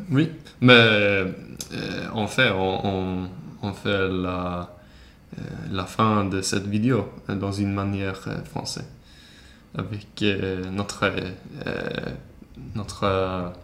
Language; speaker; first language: French; non-native, learner; Swedish